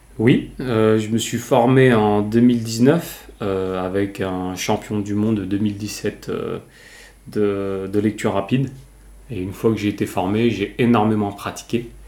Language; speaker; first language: French; early bilingual, other home language; Kabyle